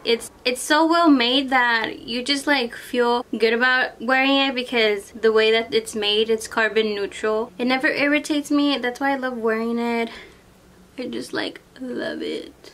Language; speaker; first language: English; early bilingual, other home language; Spanish